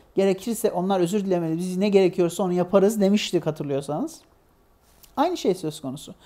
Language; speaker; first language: Turkish; native; Turkish